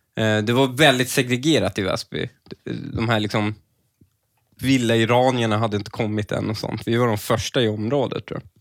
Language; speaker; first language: Swedish; early bilingual, other home language; Persian